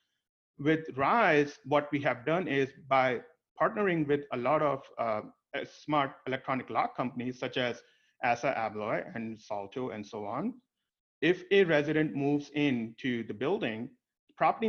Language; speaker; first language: English; non-native, local second language; Hindi